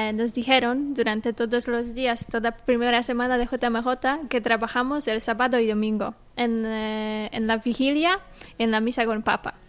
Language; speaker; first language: Spanish; non-native, learner; Polish